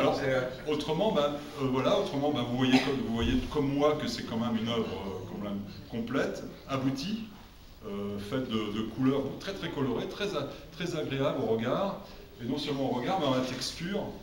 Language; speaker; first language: French; native; French